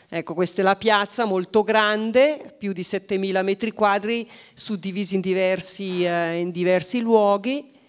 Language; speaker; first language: Italian; native; Italian